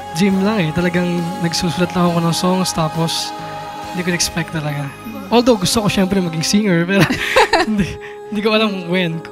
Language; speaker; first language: Filipino; native; Filipino